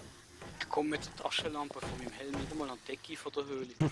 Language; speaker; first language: German; native; German